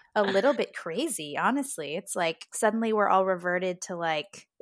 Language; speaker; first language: English; native; English